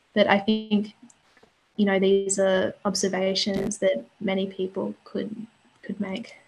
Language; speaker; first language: English; native; English